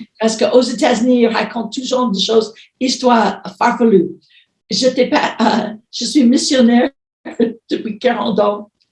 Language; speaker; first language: French; non-native, fluent; English